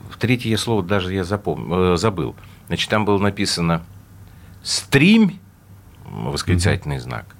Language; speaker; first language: Russian; native; Russian